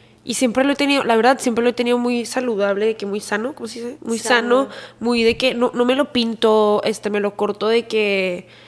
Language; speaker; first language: Spanish; native; Spanish